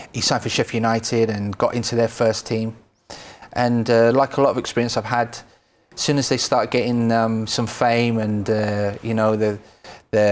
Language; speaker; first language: English; native; English